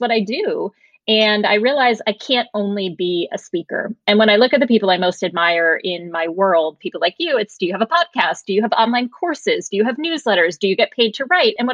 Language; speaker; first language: English; native; English